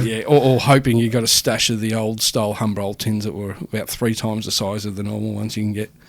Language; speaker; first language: English; native; English